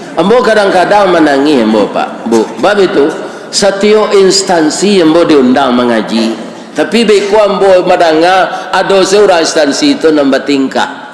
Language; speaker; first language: Malay; non-native, local second language; Minangkabau